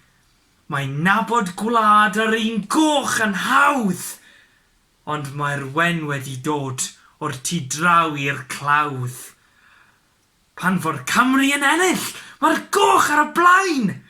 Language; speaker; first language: Welsh; non-native, learner; English